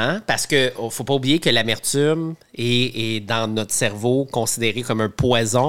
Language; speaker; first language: French; native; French